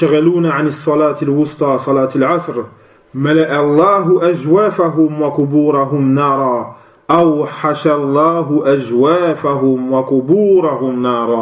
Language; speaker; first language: Arabic; non-native, fluent; French